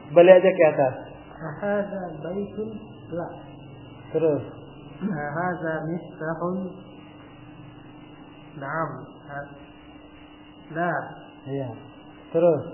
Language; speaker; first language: Arabic; non-native, fluent; Indonesian